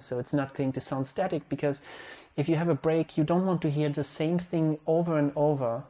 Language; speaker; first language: English; non-native, fluent; Hungarian